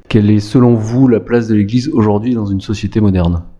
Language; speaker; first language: French; native; French